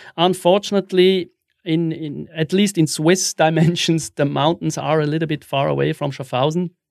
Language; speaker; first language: English; non-native, fluent; German